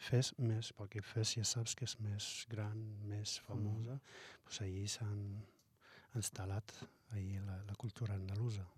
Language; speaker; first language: Catalan; non-native, fluent; Arabic